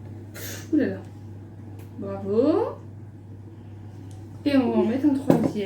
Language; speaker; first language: French; native; French